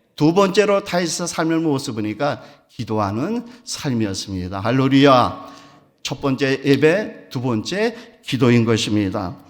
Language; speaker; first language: Korean; native; Korean